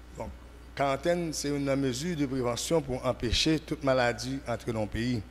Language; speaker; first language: French; non-native, local second language; Haitian Creole